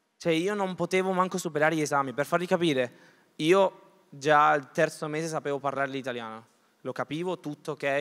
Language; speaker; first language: Italian; early bilingual, other home language; Spanish